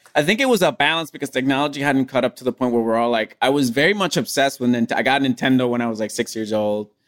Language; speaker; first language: English; non-native, fluent; Spanish